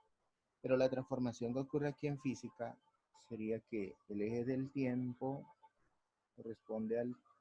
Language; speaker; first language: Spanish; native; Spanish